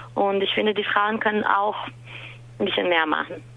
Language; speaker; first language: German; non-native, fluent; Portuguese